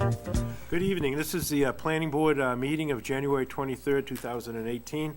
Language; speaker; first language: English; native; English